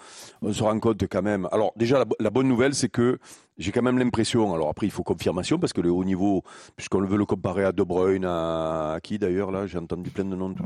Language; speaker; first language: French; native; French